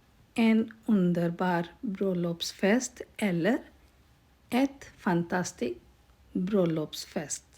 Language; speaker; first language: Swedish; non-native, learner; Urdu